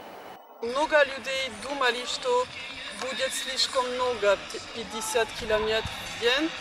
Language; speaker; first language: Russian; non-native, learner; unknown